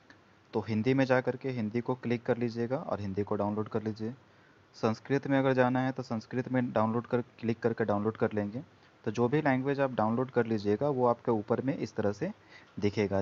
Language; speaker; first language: Hindi; native; Hindi